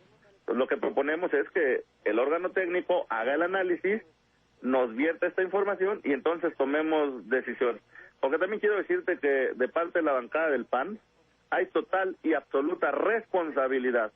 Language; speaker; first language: Spanish; native; Spanish